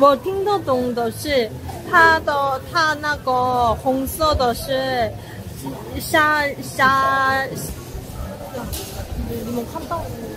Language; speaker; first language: Chinese; non-native, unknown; Korean